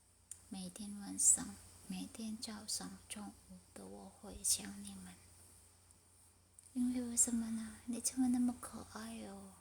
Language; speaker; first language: Chinese; non-native, learner; Indonesian